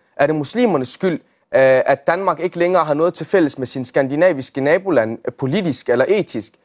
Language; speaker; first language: Danish; early bilingual, other home language; Arabic